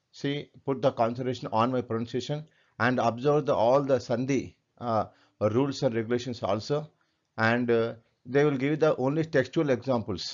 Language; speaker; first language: English; non-native, local second language; Telugu